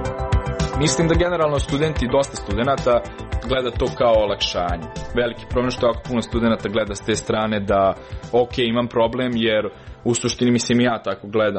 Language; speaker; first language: Serbian; native; Serbian